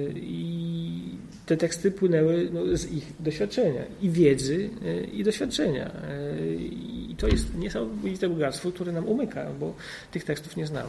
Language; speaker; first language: Polish; native; Polish